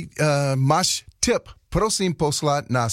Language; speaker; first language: Czech; non-native, learner; English